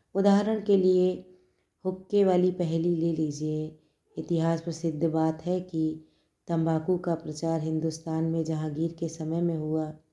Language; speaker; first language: Hindi; native; Hindi